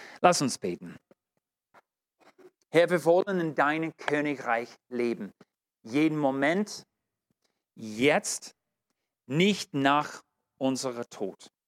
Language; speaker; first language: German; non-native, fluent; English